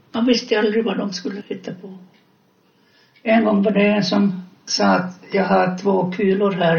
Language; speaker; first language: Swedish; non-native, fluent; Finnish